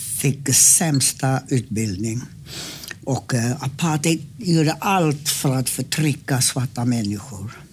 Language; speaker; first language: Swedish; non-native, fluent; English